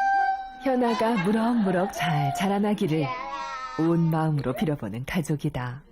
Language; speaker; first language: Korean; native; Korean